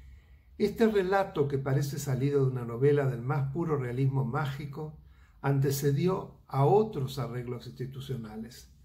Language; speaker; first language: Spanish; native; Spanish